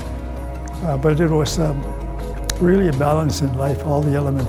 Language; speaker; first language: English; non-native, fluent; Cree